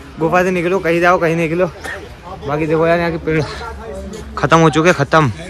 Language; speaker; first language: Hindi; native; Hindi